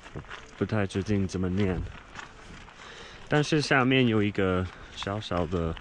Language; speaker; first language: Chinese; non-native, fluent; English